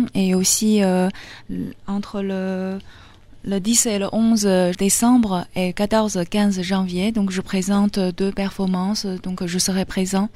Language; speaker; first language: French; non-native, fluent; Chinese